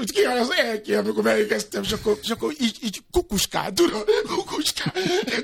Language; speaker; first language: Hungarian; non-native, fluent; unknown